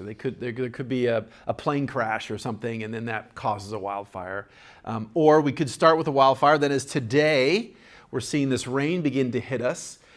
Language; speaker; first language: English; native; English